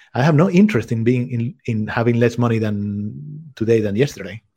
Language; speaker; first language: English; non-native, fluent; Spanish